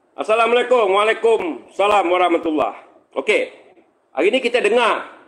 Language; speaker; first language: Malay; native; Malay